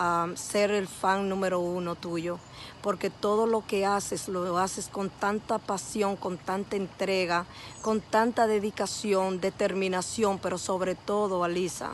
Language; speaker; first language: Spanish; native; Spanish